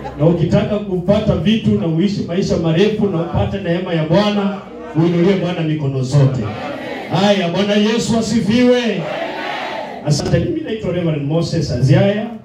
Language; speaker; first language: Swahili; non-native, local second language; Luyia